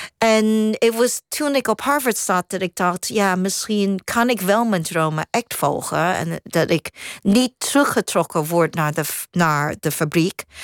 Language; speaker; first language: Dutch; non-native, fluent; Cantonese